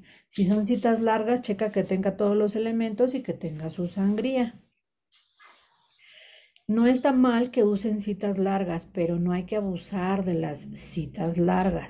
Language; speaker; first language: Spanish; native; Spanish